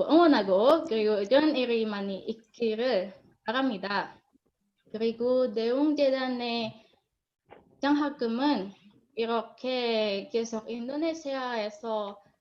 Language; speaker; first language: Korean; non-native, learner; Indonesian